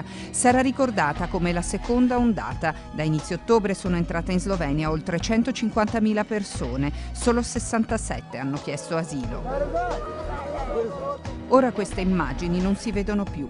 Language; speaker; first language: Italian; native; Italian